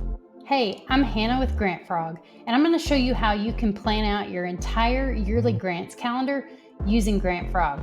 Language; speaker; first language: English; native; English